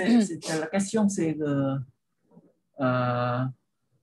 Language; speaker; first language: French; non-native, learner; Vietnamese